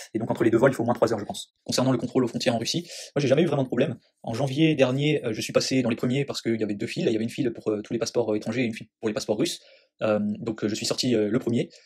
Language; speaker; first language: French; native; French